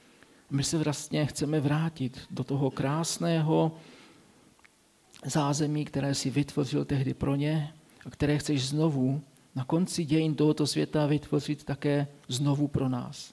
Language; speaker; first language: Czech; native; Czech